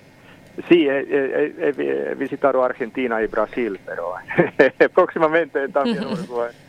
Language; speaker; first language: Spanish; non-native, fluent; Finnish